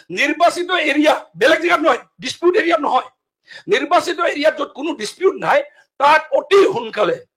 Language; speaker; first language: Assamese; non-native, local second language; Mising